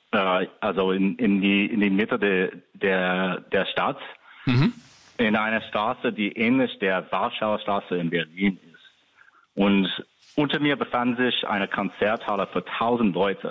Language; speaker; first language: German; non-native, fluent; English